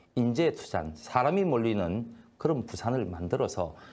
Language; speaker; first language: Korean; native; Korean